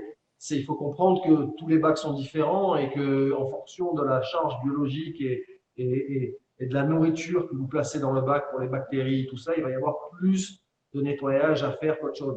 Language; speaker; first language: French; native; French